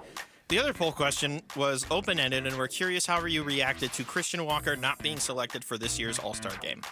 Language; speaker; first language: English; native; English